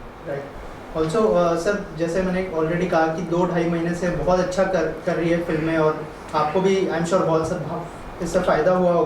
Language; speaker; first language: Hindi; native; Hindi